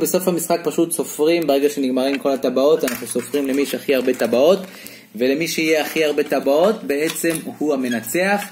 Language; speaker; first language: Hebrew; native; Hebrew